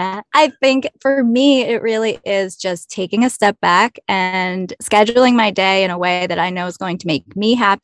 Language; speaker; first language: English; native; English